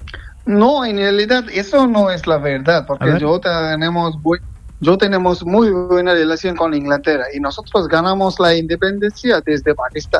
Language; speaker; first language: Spanish; non-native, fluent; Bangla